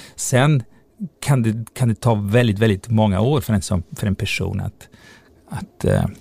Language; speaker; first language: Swedish; non-native, fluent; Italian